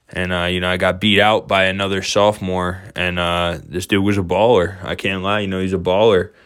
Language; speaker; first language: English; native; English